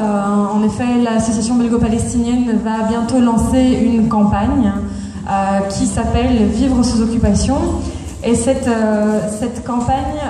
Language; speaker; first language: French; native; French